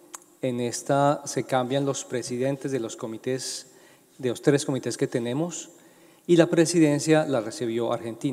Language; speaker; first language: Spanish; native; Spanish